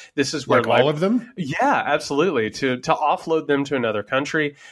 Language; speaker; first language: English; native; English